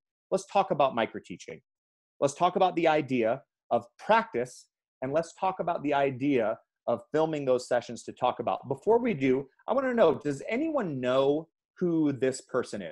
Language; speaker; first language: English; native; English